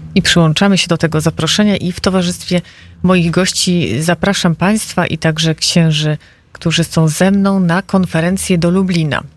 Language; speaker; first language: Polish; native; Polish